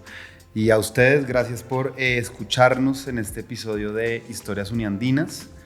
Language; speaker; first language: Spanish; native; Spanish